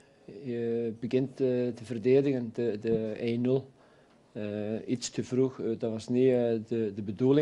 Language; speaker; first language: Dutch; non-native, fluent; Icelandic